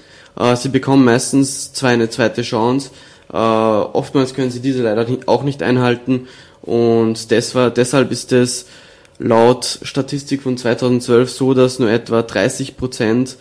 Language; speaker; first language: German; native; German